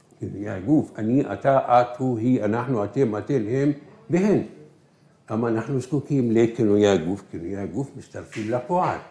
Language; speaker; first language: Hebrew; non-native, local second language; Arabic